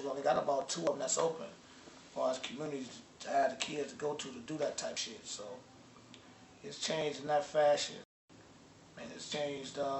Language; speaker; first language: English; native; English